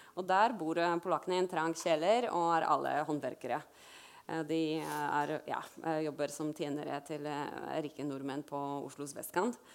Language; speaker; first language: Norwegian; non-native, fluent; Polish